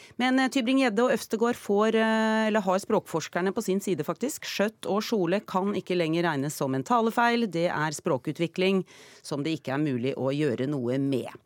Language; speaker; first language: Norwegian; native; Norwegian